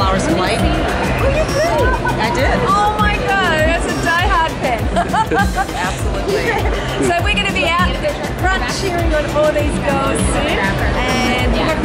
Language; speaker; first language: English; native; English